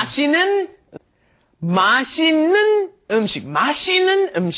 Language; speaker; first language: Korean; non-native, fluent; English